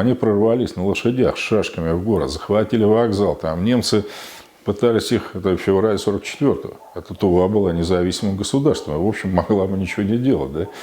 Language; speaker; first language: Russian; native; Russian